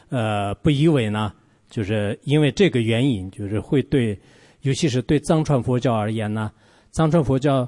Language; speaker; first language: Chinese; non-native, local second language; Tibetan